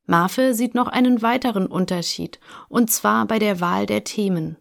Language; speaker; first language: German; native; German